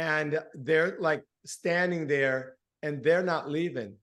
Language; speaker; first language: English; early bilingual, other home language; Spanish